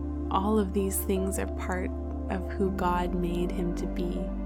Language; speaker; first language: English; native; English